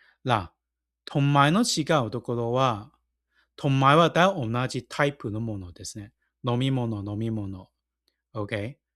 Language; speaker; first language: Japanese; non-native, fluent; Cantonese